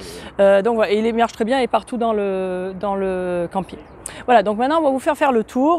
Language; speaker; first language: French; native; French